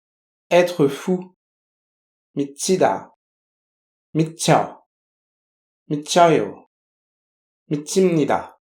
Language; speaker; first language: Korean; non-native, fluent; French